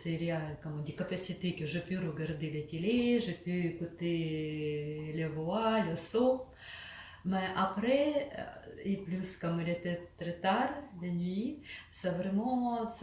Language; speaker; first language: French; non-native, learner; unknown